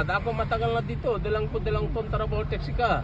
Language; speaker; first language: Filipino; non-native, learner; Bangla